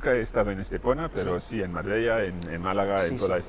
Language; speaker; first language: Spanish; non-native, fluent; English